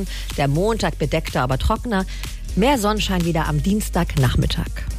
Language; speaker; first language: German; native; German